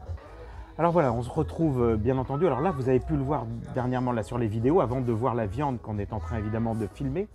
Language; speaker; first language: French; native; French